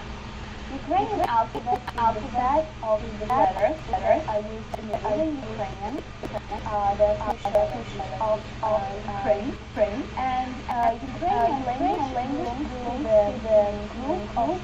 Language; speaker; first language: English; non-native, learner; Ukrainian